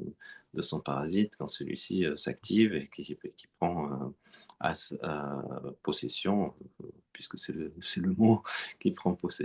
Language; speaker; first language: French; native; French